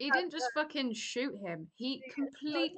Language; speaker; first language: English; native; English